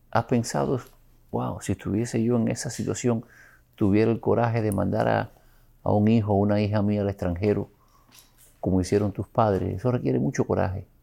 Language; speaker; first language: Spanish; early bilingual, other home language; English